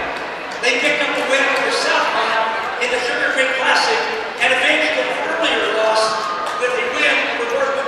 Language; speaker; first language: English; native; English